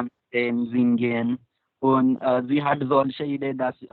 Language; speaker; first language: German; non-native, learner; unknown